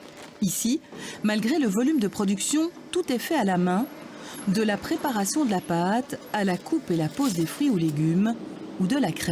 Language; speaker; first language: French; native; French